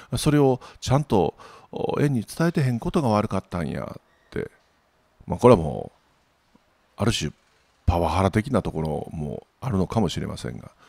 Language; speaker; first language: Japanese; native; Japanese